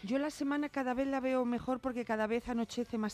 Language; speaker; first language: Spanish; native; Spanish